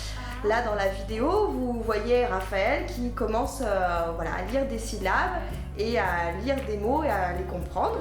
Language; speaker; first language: French; native; French